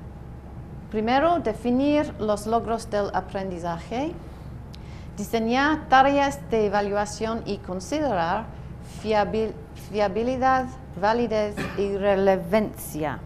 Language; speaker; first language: Spanish; non-native, learner; English